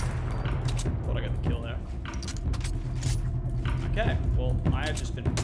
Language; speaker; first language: English; native; English